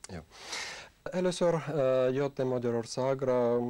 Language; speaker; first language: Hungarian; non-native, learner; Russian